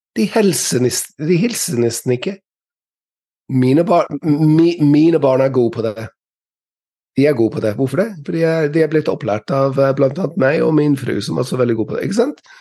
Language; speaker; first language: Norwegian; non-native, fluent; English